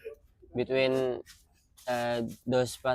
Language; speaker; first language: English; non-native, learner; Indonesian